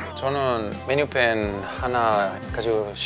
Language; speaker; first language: Korean; non-native, learner; Finnish